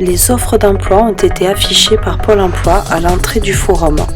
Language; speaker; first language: French; native; French